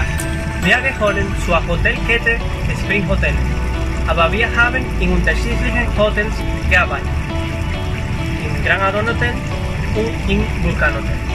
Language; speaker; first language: German; non-native, fluent; Spanish